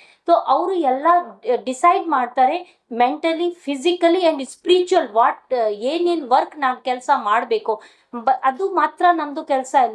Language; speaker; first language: Kannada; non-native, local second language; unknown